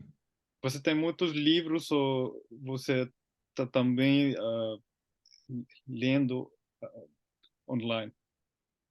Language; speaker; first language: Portuguese; non-native, learner; Finnish